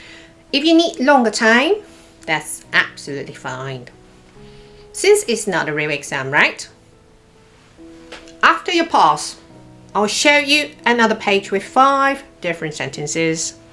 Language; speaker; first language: English; non-native, fluent; Cantonese